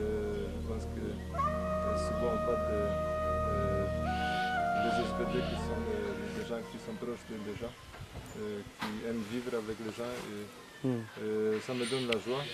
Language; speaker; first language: French; non-native, fluent; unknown